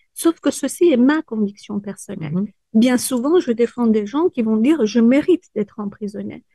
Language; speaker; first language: French; early bilingual, other home language; Persian